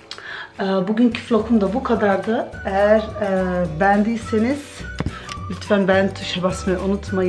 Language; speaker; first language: Turkish; early bilingual, other home language; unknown